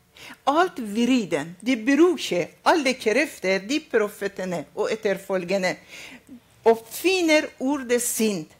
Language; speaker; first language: Norwegian; non-native, fluent; Arabic